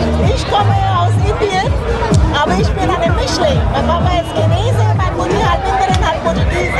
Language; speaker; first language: German; non-native, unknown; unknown